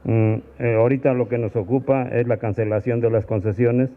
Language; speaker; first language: Spanish; native; Spanish